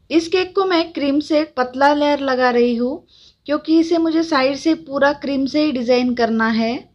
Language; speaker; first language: Hindi; non-native, local second language; Marathi